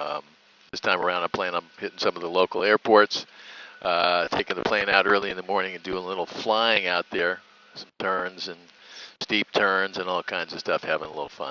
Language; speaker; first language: English; native; English